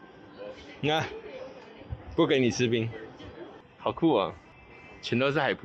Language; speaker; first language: Chinese; native; Chinese